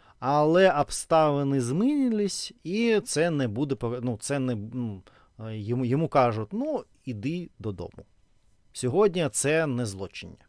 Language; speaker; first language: Ukrainian; non-native, local second language; Russian